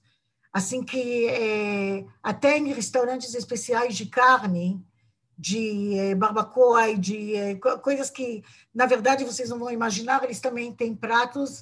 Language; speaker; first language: Portuguese; non-native, fluent; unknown